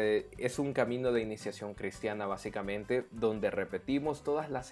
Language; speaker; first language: Spanish; native; Spanish